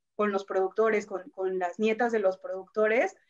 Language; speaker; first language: Spanish; native; Spanish